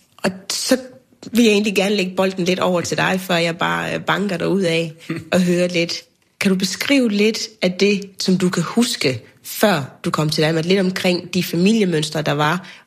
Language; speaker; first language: Danish; early bilingual, other home language; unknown